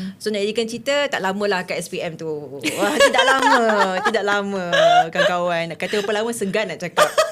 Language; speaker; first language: Malay; non-native, local second language; English